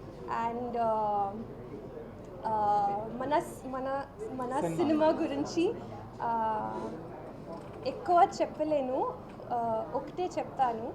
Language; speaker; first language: Telugu; non-native, learner; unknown